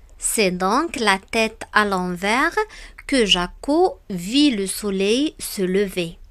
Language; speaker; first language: French; non-native, local second language; Arabic